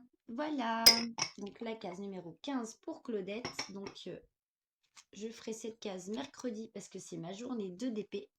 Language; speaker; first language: French; native; French